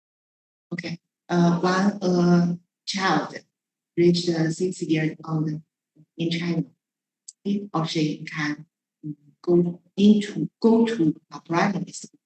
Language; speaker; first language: English; non-native, learner; Chinese